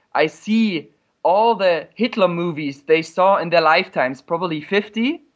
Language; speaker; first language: English; non-native, fluent; German